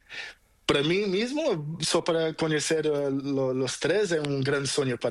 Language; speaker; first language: Spanish; non-native, learner; Portuguese